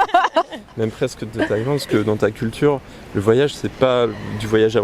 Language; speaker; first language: French; native; French